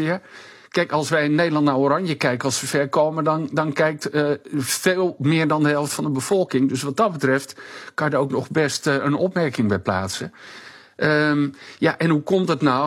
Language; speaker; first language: Dutch; native; Dutch